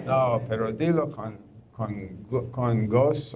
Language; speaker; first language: Spanish; non-native, fluent; English